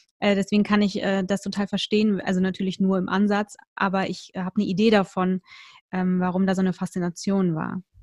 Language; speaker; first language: German; native; German